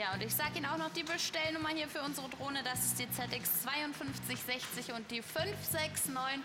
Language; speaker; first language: German; native; German